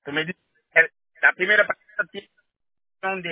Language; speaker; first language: Spanish; non-native, learner; Haitian Creole